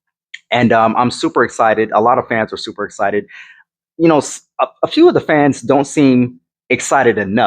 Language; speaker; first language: English; native; English